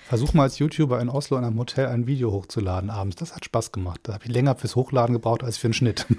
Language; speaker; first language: German; non-native, fluent; English